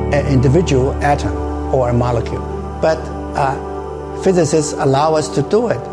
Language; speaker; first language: English; non-native, fluent; Chinese